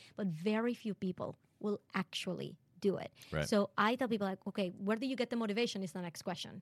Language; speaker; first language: English; non-native, fluent; Spanish